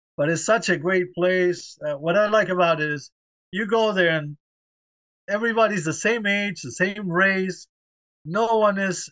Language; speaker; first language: English; early bilingual, other home language; Spanish